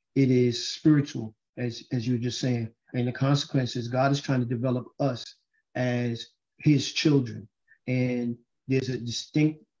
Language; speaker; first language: English; native; English